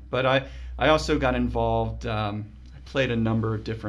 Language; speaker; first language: English; native; English